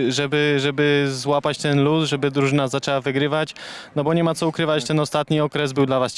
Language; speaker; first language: Polish; native; Polish